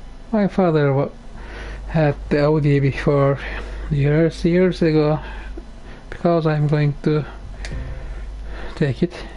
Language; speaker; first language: English; non-native, fluent; Turkish